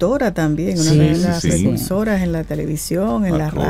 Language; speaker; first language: Spanish; native; Spanish